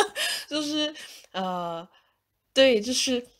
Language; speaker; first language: Chinese; non-native, fluent; English